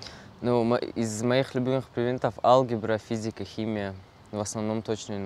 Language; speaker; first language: Russian; non-native, local second language; Tajik